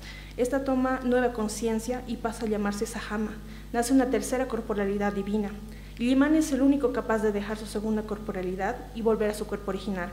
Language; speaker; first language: Spanish; native; Spanish